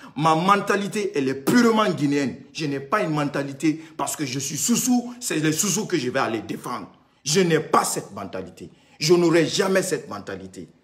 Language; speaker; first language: French; non-native, local second language; Susu